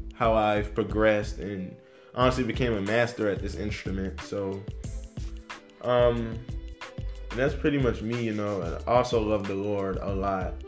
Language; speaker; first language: English; native; English